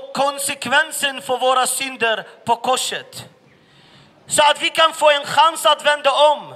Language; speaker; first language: Swedish; non-native, fluent; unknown